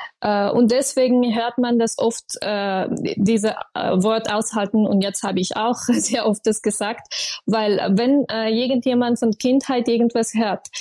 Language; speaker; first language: German; non-native, fluent; Persian